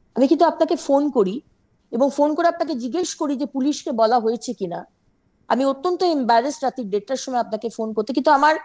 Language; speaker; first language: Bangla; native; Bangla